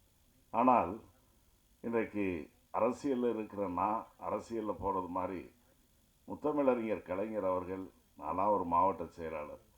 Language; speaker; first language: Tamil; native; Tamil